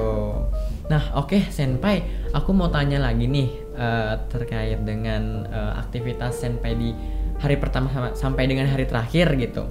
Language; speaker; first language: Indonesian; native; Indonesian